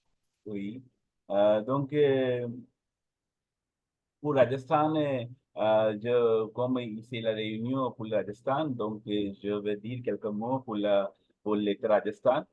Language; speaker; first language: French; non-native, learner; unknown